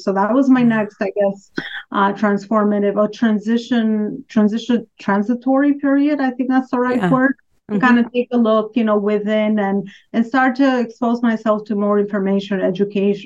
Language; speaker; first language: English; non-native, fluent; Albanian